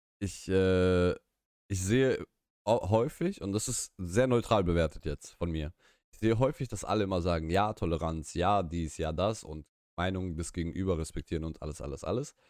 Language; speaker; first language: German; early bilingual, other home language; Russian